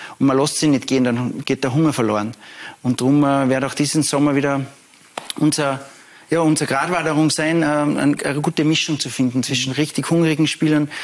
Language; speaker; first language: German; native; German